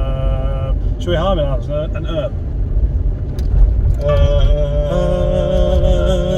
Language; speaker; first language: English; native; English